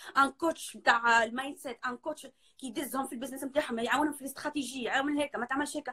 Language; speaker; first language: French; non-native, local second language; Arabic